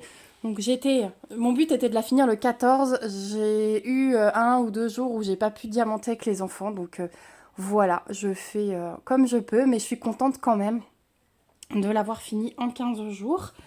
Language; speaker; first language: French; native; French